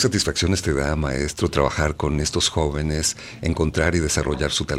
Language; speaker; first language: Spanish; native; Spanish